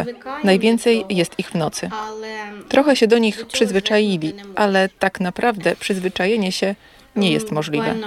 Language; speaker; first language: Polish; native; Polish